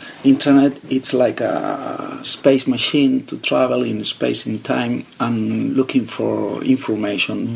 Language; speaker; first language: English; non-native, fluent; Spanish